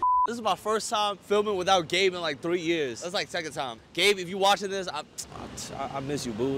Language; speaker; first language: English; early bilingual, other home language; Chinese